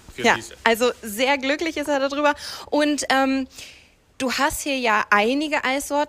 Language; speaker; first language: German; native; German